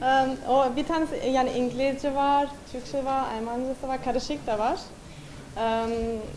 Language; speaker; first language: Turkish; non-native, fluent; German